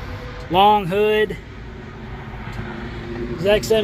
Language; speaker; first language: English; native; English